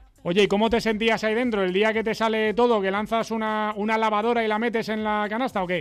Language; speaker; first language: Spanish; native; Spanish